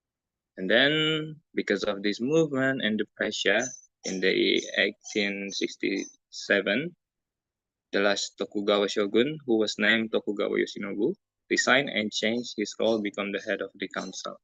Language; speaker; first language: English; non-native, learner; Indonesian